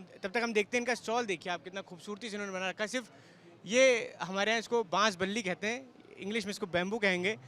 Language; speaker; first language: Hindi; native; Hindi